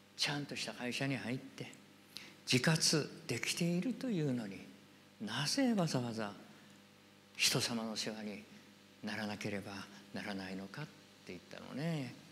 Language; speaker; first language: Japanese; native; Japanese